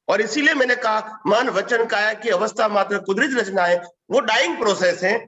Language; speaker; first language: Hindi; non-native, local second language; Gujarati